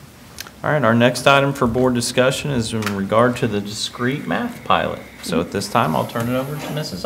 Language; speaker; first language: English; native; English